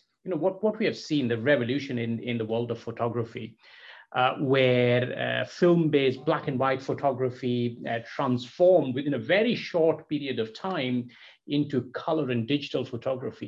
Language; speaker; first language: English; non-native, local second language; Bangla